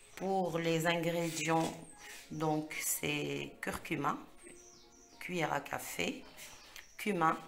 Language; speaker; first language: French; non-native, local second language; Arabic